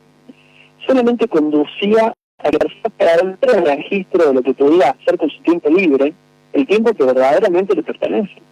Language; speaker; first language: Spanish; native; Spanish